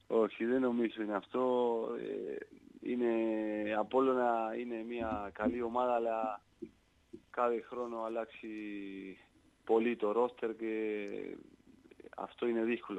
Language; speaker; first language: Greek; non-native, learner; Spanish